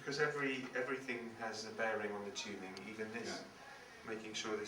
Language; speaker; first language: English; native; English